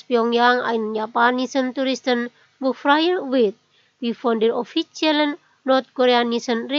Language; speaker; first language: German; non-native, fluent; Indonesian